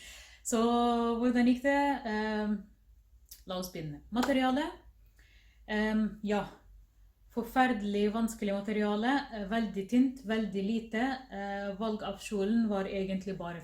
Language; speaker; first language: Norwegian; non-native, fluent; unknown